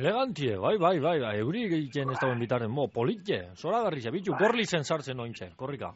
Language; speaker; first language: Basque; native; Basque